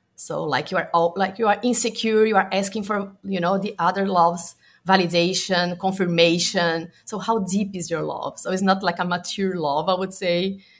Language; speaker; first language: English; non-native, fluent; Portuguese